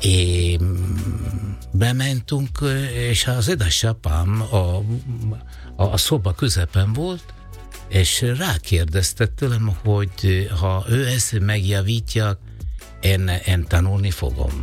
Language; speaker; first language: Hungarian; non-native, learner; Italian